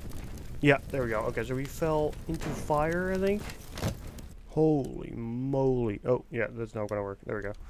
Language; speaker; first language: English; non-native, fluent; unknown